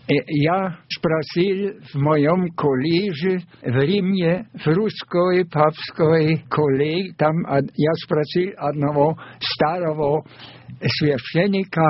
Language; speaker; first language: Russian; non-native, fluent; German